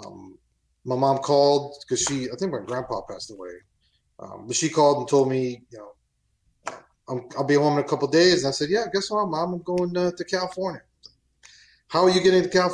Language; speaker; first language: English; non-native, fluent; German